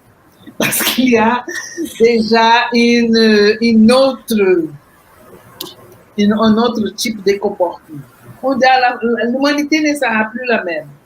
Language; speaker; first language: French; non-native, fluent; Portuguese